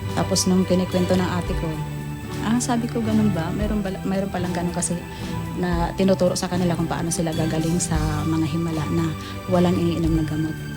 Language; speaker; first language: Filipino; non-native, local second language; Waray